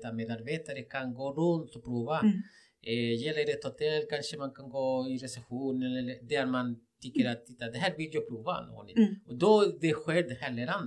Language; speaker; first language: Swedish; non-native, fluent; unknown